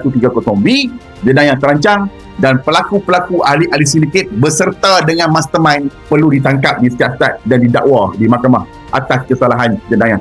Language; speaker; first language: Malay; native; Malay